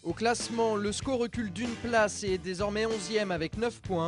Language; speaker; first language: French; native; French